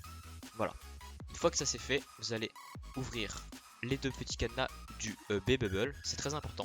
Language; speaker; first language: French; native; French